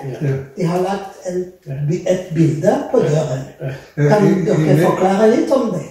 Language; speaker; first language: Danish; non-native, learner; Rundi